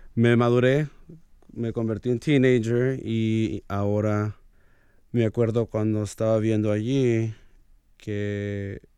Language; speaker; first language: Spanish; early bilingual, heritage; Spanish